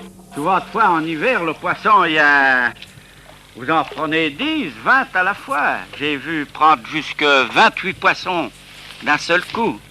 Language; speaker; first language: French; native; French